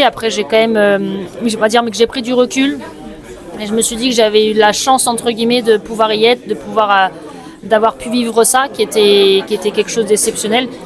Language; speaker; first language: French; native; French